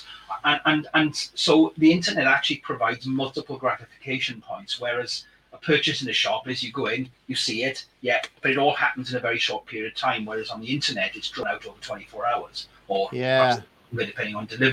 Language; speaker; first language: English; native; English